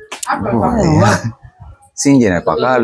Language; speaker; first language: Indonesian; native; Indonesian